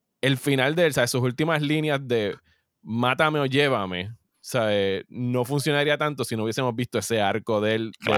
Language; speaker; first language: Spanish; native; Spanish